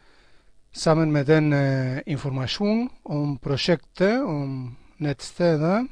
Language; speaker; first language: Norwegian; non-native, fluent; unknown